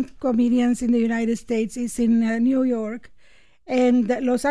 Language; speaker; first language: English; non-native, fluent; Spanish